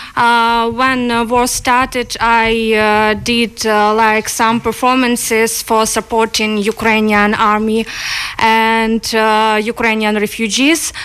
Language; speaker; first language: English; non-native, learner; Ukrainian